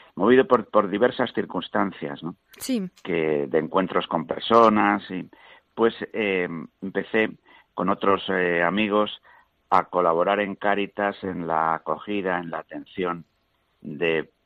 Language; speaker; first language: Spanish; native; Spanish